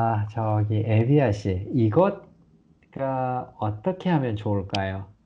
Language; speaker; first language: Korean; native; Korean